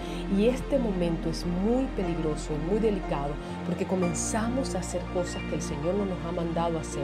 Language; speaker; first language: Spanish; native; Spanish